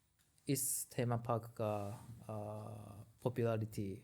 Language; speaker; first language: Hindi; non-native, learner; Japanese